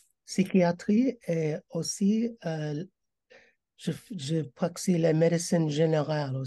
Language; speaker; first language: French; non-native, learner; English